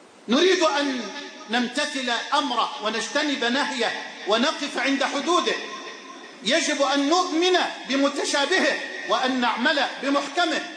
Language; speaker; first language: Arabic; native; Arabic